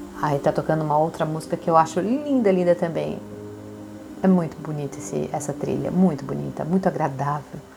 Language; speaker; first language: Portuguese; native; Portuguese